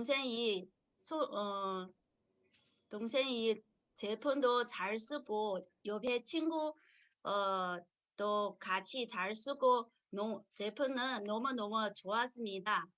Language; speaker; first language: Korean; non-native, learner; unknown